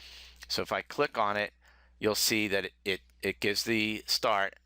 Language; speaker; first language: English; native; English